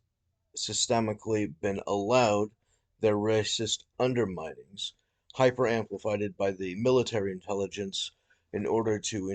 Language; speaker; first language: English; native; English